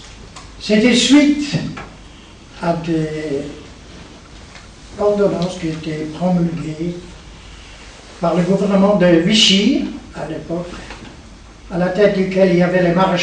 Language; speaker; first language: French; native; French